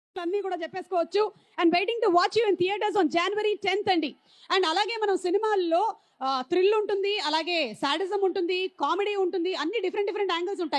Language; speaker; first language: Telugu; native; Telugu